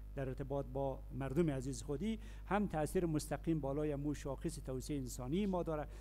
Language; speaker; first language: Persian; native; Persian